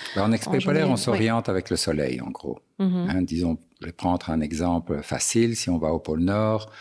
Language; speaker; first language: French; native; French